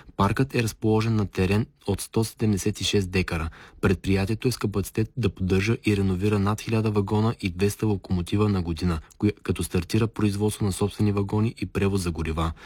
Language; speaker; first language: Bulgarian; native; Bulgarian